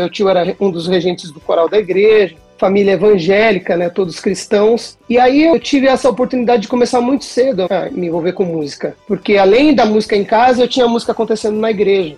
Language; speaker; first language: Portuguese; native; Portuguese